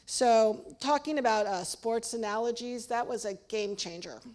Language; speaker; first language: English; native; English